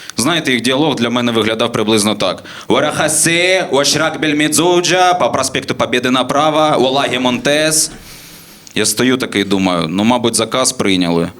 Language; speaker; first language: Ukrainian; non-native, local second language; Russian